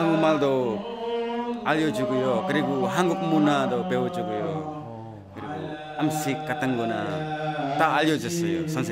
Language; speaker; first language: Korean; non-native, learner; Indonesian